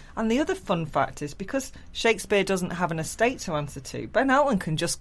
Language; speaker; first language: English; native; English